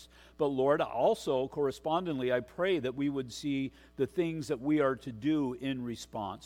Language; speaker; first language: English; native; English